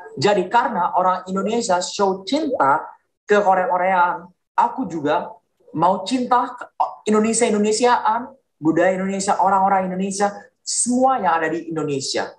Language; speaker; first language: Indonesian; non-native, fluent; Korean